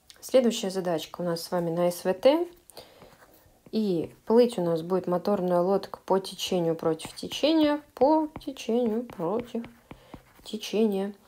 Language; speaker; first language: Russian; native; Russian